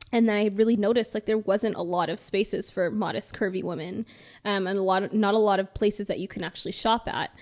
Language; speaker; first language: English; native; English